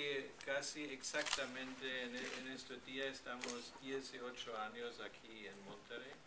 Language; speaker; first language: Spanish; non-native, fluent; German